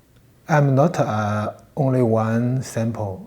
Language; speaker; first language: English; non-native, learner; Chinese